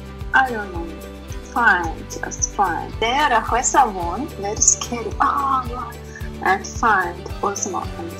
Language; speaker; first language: English; non-native, learner; Russian